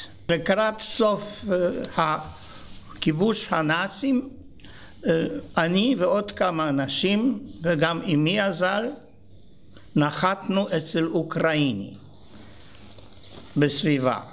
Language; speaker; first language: Hebrew; non-native, fluent; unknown